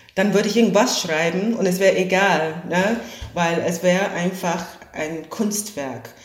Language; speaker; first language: German; non-native, fluent; English